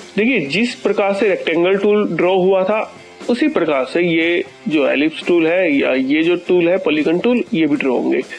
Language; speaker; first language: Hindi; native; Hindi